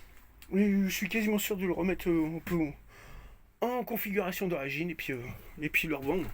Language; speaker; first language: French; native; French